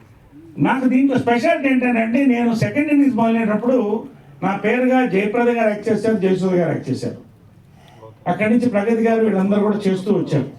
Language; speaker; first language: Telugu; native; Telugu